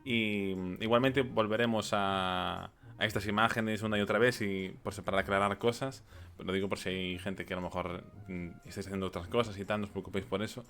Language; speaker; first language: Spanish; native; Spanish